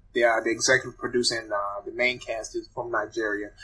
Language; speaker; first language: English; early bilingual, other home language; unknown